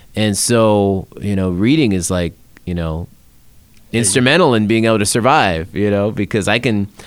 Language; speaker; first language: English; native; English